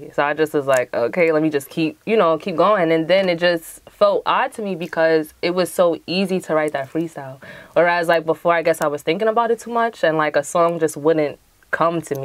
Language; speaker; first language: English; native; English